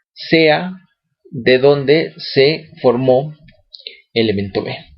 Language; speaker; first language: Spanish; native; Spanish